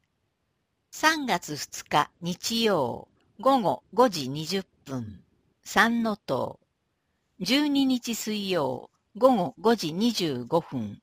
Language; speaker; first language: Japanese; native; Japanese